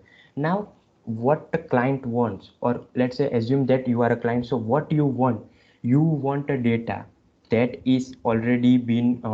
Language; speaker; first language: English; non-native, local second language; Gujarati